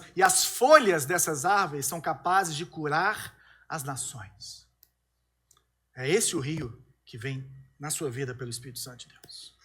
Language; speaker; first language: Portuguese; native; Portuguese